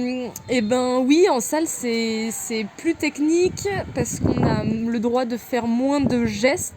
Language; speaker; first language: French; native; French